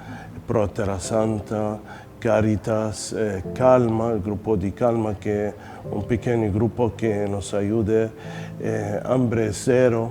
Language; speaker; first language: Spanish; non-native, fluent; Arabic